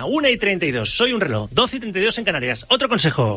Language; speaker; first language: Spanish; native; Spanish